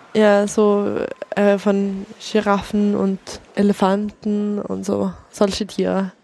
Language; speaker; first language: German; non-native, fluent; Swedish